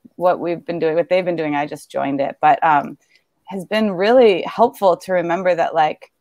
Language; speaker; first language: English; native; English